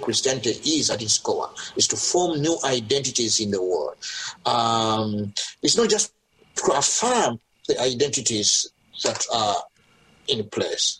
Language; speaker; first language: English; non-native, local second language; Ganda